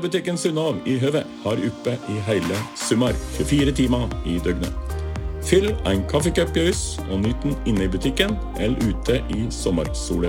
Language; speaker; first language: Norwegian; native; Norwegian